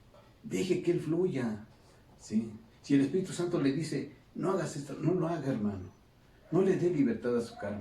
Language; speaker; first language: Spanish; native; Spanish